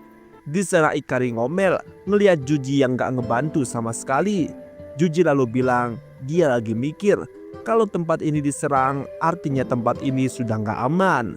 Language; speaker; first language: Indonesian; native; Indonesian